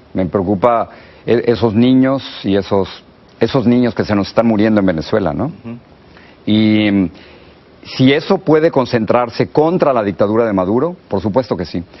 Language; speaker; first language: Spanish; native; Spanish